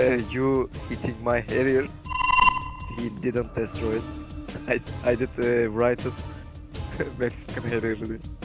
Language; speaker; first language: English; non-native, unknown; Turkish